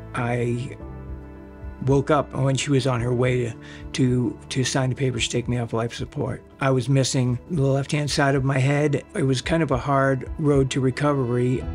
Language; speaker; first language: English; native; English